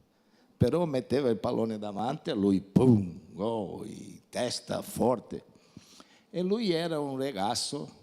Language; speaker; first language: Italian; non-native, fluent; Portuguese